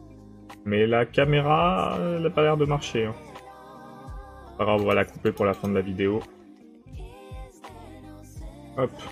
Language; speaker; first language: French; native; French